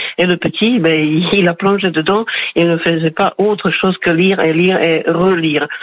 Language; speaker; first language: French; non-native, fluent; Slovak